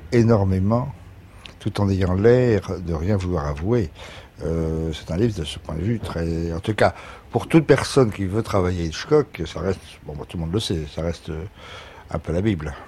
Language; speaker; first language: French; native; French